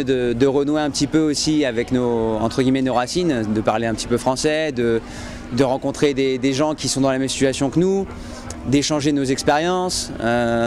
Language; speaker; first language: French; native; French